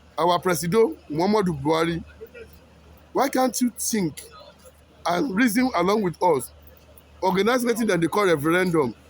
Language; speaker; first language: Nigerian Pidgin; non-native, local second language; Yoruba